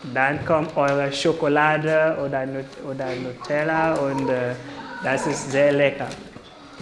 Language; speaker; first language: German; non-native, learner; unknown